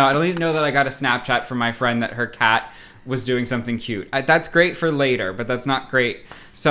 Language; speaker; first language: English; native; English